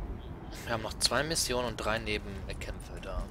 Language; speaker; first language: German; native; German